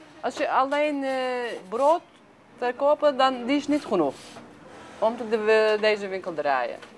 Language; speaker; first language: Dutch; non-native, learner; Turkish